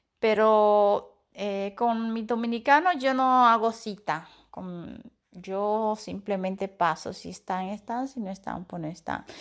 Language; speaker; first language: Spanish; native; Spanish